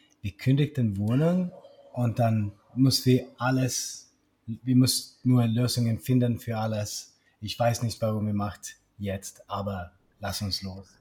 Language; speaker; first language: German; non-native, learner; Swedish